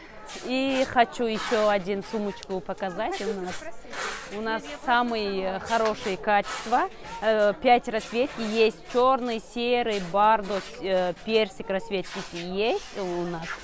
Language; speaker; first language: Russian; non-native, learner; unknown